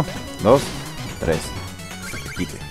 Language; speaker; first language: Spanish; native; Spanish